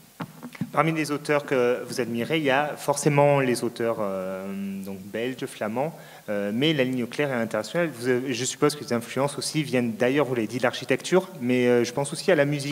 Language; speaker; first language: French; native; French